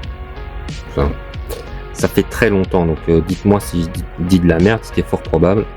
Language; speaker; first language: French; native; French